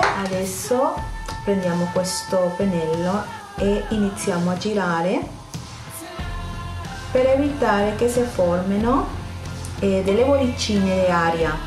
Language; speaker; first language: Italian; non-native, fluent; Spanish